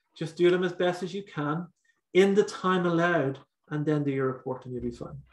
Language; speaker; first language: English; native; English